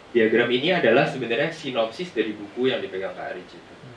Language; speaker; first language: Indonesian; native; Indonesian